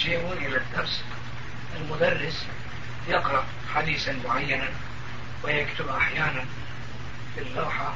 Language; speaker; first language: Arabic; non-native, fluent; Turkish